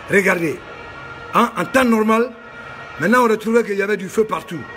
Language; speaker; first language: French; non-native, local second language; Bambara